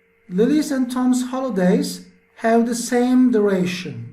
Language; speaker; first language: English; non-native, fluent; Turkish